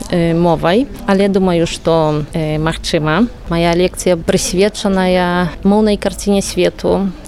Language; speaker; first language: Belarusian; non-native, fluent; Polish